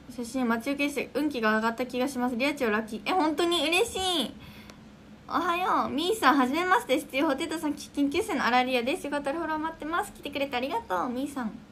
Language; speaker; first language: Japanese; native; Japanese